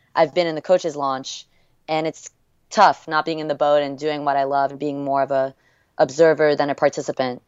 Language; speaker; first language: English; early bilingual, other home language; French